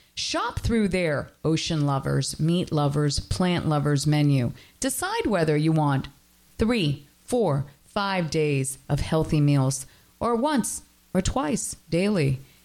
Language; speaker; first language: English; early bilingual, other home language; Spanish